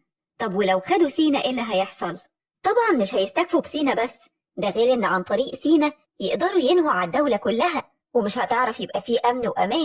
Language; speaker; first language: Arabic; native; Arabic